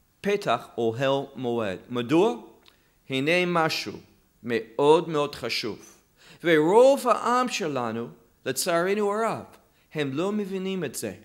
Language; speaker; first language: Hebrew; non-native, fluent; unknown